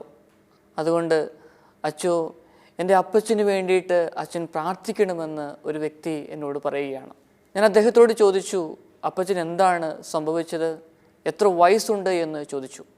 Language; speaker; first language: Malayalam; native; Malayalam